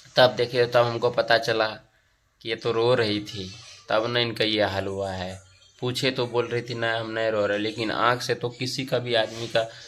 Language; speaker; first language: Hindi; native; Hindi